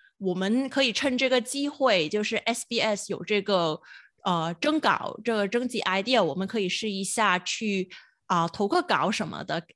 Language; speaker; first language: Chinese; non-native, local second language; Cantonese